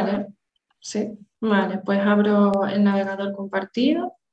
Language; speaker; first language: Spanish; native; Spanish